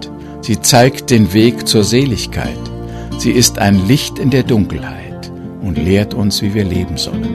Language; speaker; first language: German; native; German